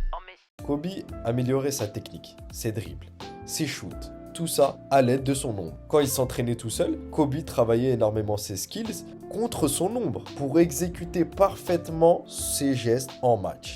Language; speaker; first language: French; native; French